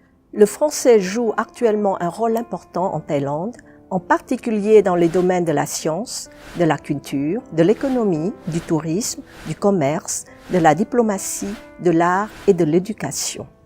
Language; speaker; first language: French; non-native, fluent; Thai